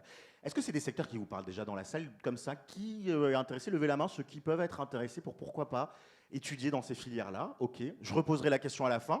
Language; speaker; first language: French; native; French